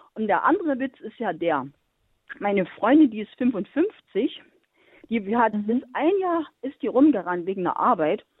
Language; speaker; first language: German; native; German